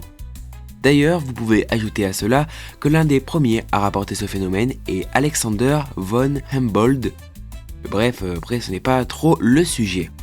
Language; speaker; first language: French; native; French